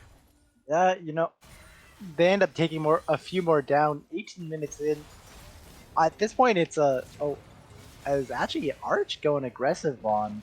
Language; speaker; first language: English; native; English